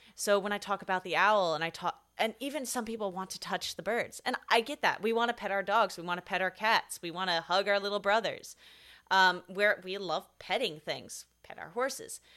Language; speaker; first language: English; native; English